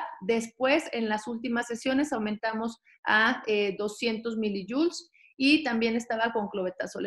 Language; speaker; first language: Spanish; native; Spanish